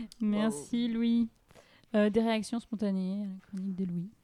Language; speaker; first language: French; native; French